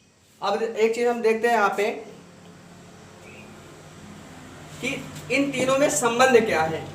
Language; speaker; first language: Hindi; native; Hindi